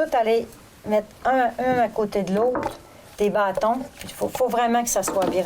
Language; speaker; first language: French; native; French